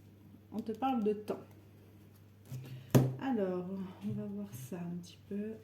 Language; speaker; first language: French; native; French